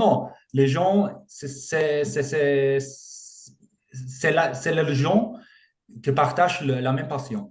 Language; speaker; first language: French; non-native, fluent; German